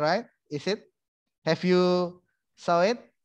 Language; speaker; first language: English; non-native, fluent; Indonesian